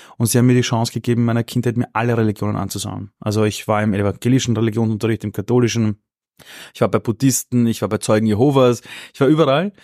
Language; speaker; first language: German; early bilingual, other home language; Persian